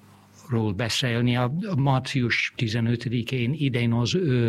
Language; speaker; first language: Hungarian; non-native, fluent; English